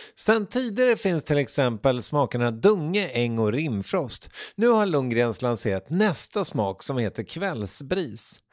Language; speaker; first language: Swedish; native; Swedish